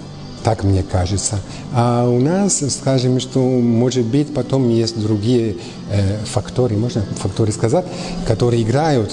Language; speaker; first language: Russian; non-native, fluent; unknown